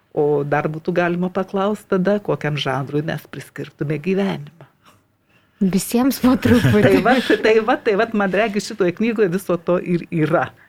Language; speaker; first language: Lithuanian; native; Lithuanian